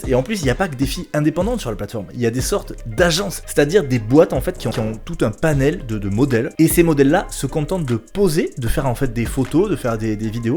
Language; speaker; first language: French; native; French